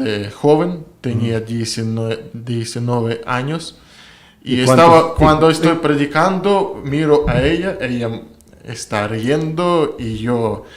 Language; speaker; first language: Spanish; non-native, learner; Russian